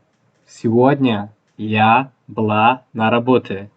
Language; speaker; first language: Russian; non-native, local second language; Tajik